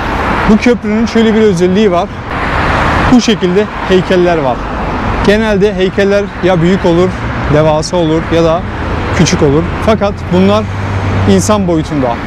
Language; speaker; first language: Turkish; native; Turkish